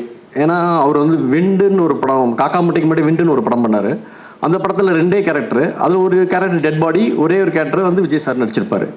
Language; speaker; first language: Tamil; native; Tamil